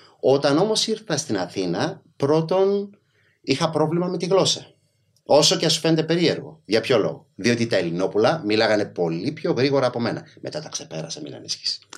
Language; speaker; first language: Greek; early bilingual, other home language; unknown